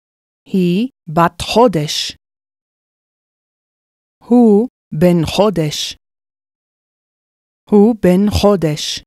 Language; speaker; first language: Hebrew; non-native, fluent; English